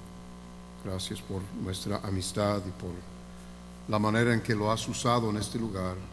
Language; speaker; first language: Spanish; non-native, fluent; English